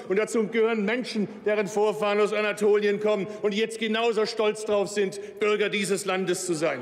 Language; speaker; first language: German; early bilingual, other home language; Turkish